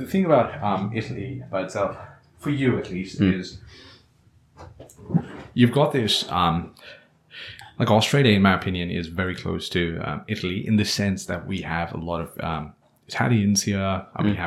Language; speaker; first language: English; non-native, local second language; Nepali